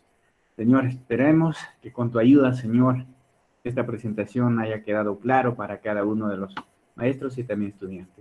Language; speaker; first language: Spanish; native; Spanish